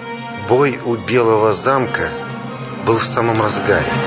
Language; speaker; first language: Russian; native; Russian